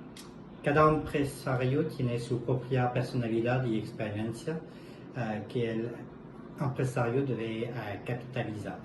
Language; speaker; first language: Spanish; non-native, fluent; French